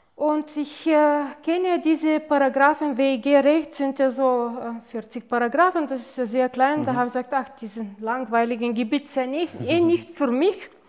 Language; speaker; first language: German; non-native, fluent; Bulgarian